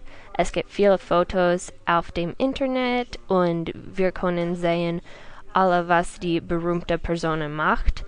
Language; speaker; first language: German; non-native, learner; English